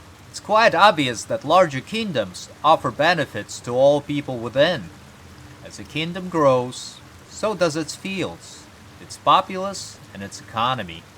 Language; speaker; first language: English; native; English